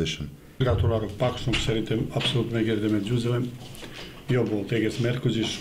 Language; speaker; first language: Hungarian; non-native, learner; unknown